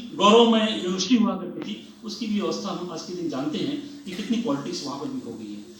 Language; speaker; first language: Hindi; non-native, local second language; Bangla